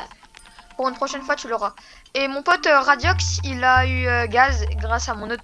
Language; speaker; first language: French; native; French